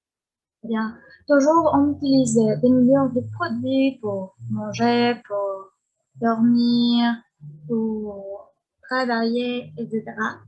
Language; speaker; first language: French; non-native, learner; Spanish